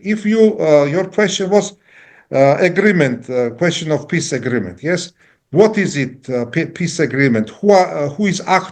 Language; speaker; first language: English; non-native, learner; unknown